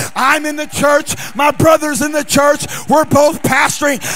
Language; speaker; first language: English; native; English